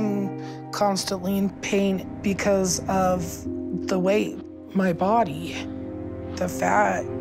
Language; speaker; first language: English; native; English